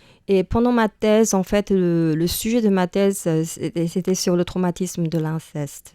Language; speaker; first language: French; non-native, fluent; Chinese